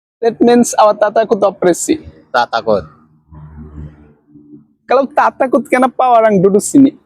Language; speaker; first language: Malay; non-native, learner; Bangla